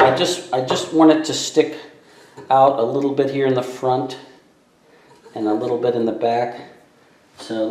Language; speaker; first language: English; native; English